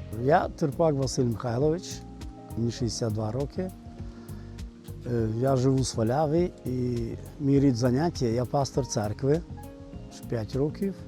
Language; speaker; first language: Ukrainian; non-native, local second language; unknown